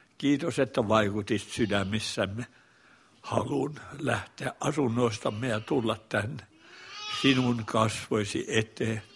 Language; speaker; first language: Finnish; native; Finnish